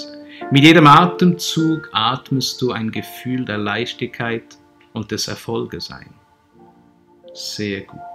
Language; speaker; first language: German; native; German